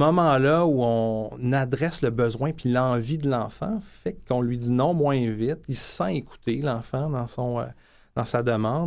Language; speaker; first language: French; native; French